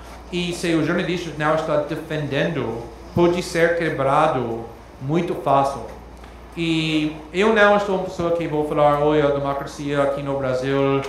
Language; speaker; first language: Portuguese; non-native, fluent; English